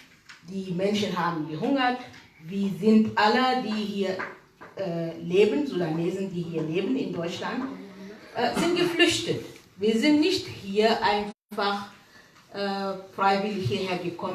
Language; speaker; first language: German; non-native, fluent; Arabic